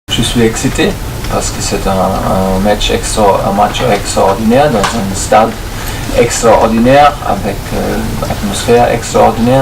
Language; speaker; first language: French; non-native, fluent; German